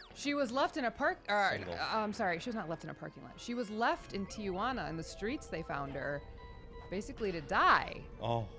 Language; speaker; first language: English; native; English